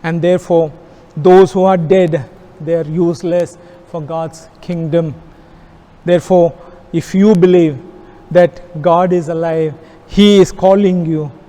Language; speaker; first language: English; non-native, local second language; Kannada